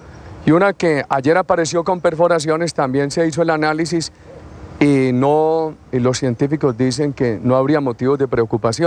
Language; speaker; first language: Spanish; native; Spanish